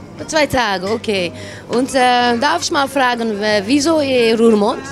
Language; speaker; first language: German; non-native, learner; Dutch